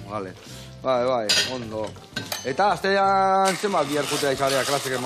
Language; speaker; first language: Basque; native; Basque